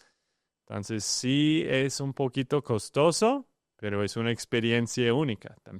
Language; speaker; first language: Spanish; non-native, learner; English